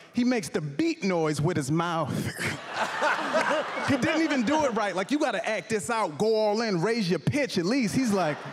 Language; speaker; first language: English; native; English